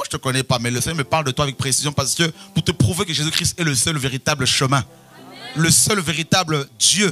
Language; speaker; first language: French; non-native, local second language; Lingala